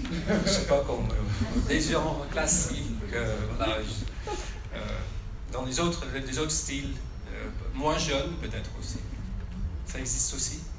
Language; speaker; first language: French; non-native, fluent; Dutch